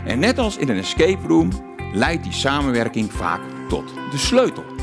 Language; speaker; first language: Dutch; native; Dutch